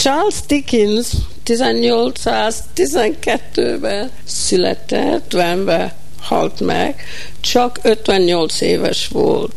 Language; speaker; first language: Hungarian; early bilingual, heritage; Hungarian